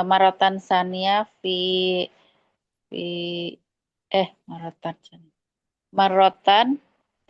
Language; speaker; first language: Arabic; non-native, learner; Indonesian